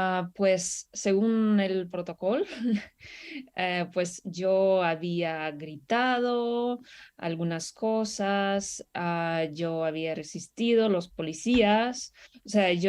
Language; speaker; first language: Spanish; non-native, fluent; Russian